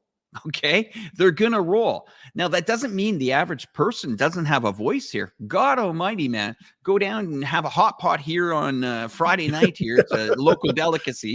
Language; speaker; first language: English; native; English